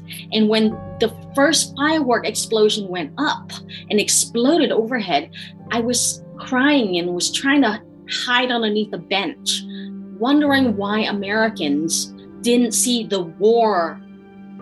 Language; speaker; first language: English; early bilingual, other home language; Khmer